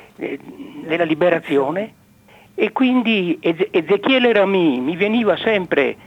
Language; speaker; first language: Italian; native; Italian